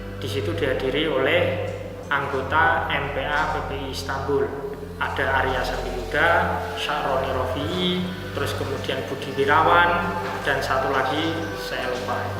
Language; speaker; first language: Indonesian; native; Indonesian